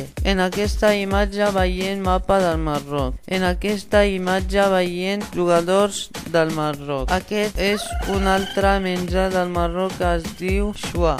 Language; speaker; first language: Catalan; non-native, learner; Arabic